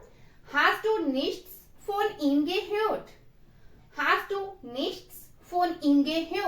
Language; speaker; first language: German; non-native, fluent; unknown